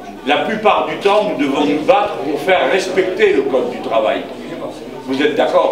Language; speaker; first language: French; native; French